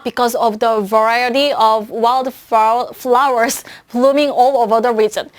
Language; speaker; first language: English; non-native, fluent; Korean